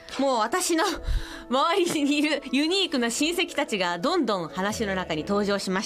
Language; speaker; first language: Japanese; native; Japanese